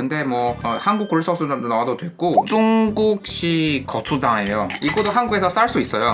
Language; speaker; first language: Korean; non-native, fluent; Chinese